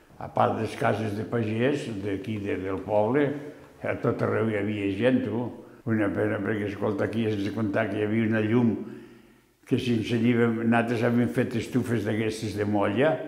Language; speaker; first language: Catalan; non-native, local second language; Spanish